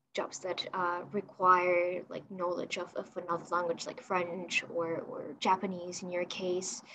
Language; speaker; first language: English; non-native, fluent; Chinese